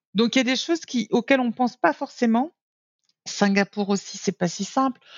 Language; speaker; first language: French; native; French